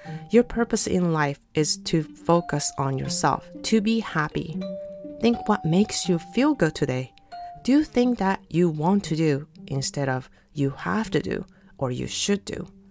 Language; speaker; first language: English; non-native, fluent; Japanese